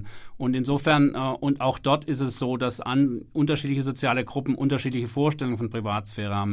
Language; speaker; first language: German; native; German